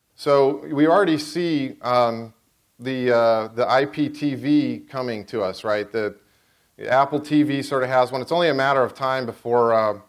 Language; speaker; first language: English; native; English